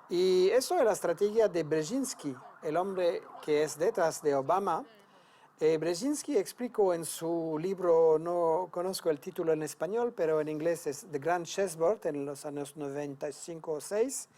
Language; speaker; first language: Spanish; non-native, fluent; French